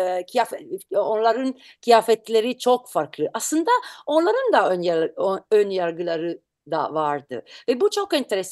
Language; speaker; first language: Turkish; non-native, learner; Italian